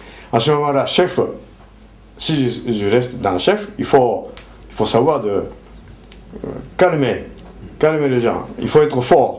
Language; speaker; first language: French; non-native, fluent; Japanese